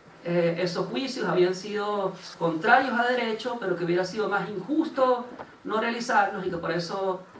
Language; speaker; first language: Spanish; native; Spanish